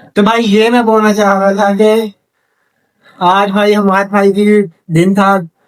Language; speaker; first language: Urdu; non-native, local second language; Punjabi